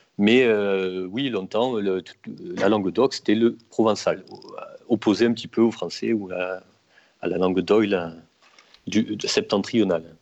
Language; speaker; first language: French; native; French